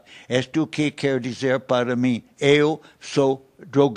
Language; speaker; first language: Portuguese; non-native, learner; English